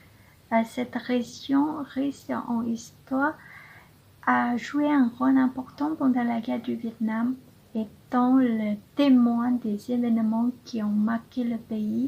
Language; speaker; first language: French; non-native, fluent; Vietnamese